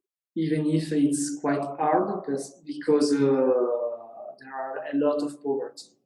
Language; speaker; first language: English; non-native, learner; Italian